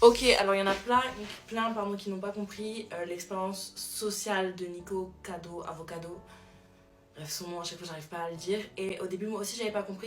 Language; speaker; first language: French; native; French